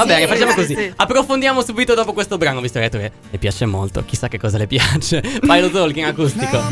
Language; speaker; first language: Italian; native; Italian